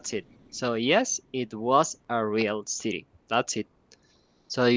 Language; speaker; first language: English; non-native, fluent; Spanish